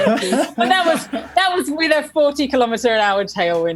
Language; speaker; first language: English; native; English